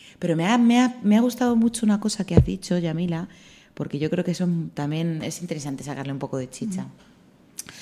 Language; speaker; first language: Spanish; native; Spanish